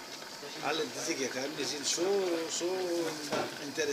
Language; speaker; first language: German; non-native, learner; Greek